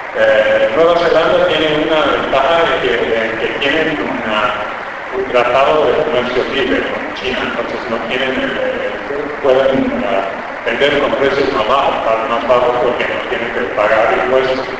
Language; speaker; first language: Spanish; non-native, fluent; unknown